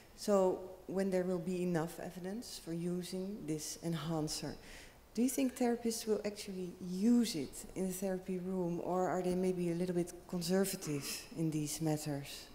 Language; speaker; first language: English; non-native, fluent; Dutch